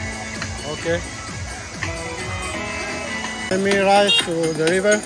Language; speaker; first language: English; non-native, learner; Arabic